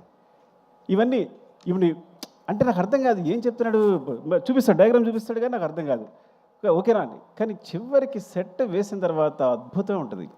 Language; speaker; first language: Telugu; native; Telugu